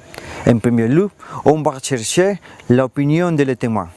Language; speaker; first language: French; non-native, learner; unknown